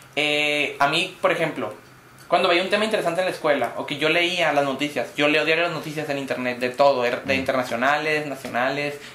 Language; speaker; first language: Spanish; native; Spanish